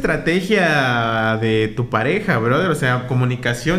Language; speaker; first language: Spanish; native; Spanish